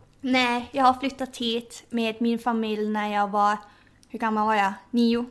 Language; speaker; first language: Swedish; early bilingual, other home language; Thai